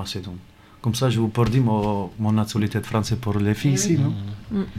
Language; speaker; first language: French; non-native, learner; Romany